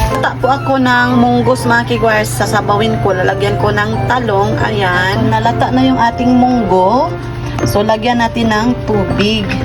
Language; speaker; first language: Filipino; non-native, local second language; Cebuano